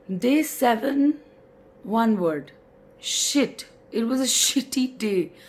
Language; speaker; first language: English; non-native, local second language; Hindi